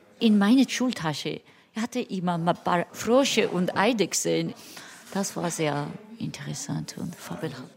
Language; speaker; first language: German; non-native, fluent; Georgian